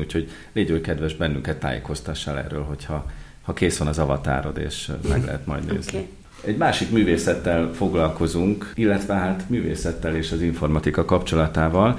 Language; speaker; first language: Hungarian; native; Hungarian